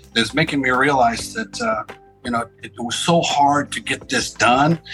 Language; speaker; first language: English; early bilingual, other home language; Spanish